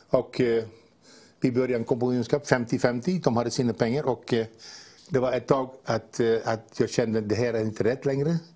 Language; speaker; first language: Swedish; non-native, fluent; Dutch